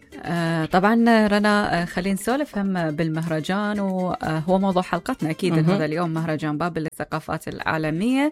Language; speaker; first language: Arabic; native; Arabic